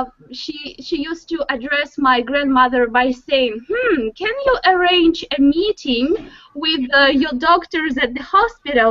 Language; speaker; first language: English; non-native, fluent; Russian